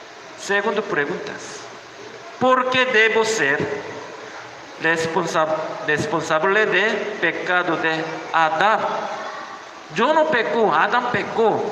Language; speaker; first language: Spanish; non-native, learner; Korean